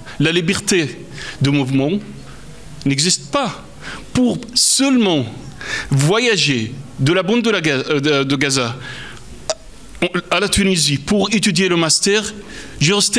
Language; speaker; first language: French; non-native, fluent; Arabic